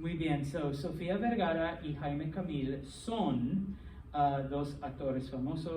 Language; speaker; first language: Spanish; non-native, fluent; English